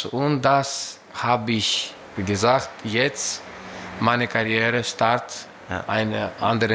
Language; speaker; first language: German; non-native, learner; Greek